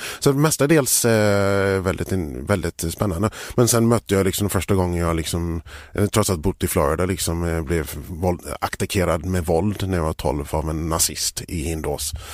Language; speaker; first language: Swedish; early bilingual, other home language; English